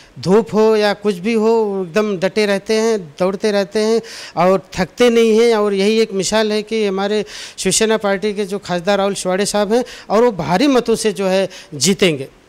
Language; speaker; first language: Hindi; native; Hindi